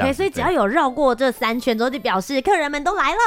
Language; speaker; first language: Chinese; native; Chinese